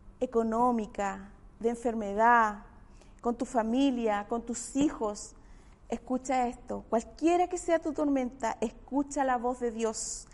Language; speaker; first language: Spanish; native; Spanish